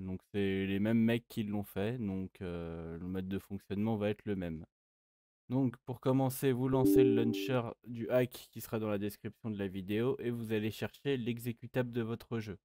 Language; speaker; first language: French; native; French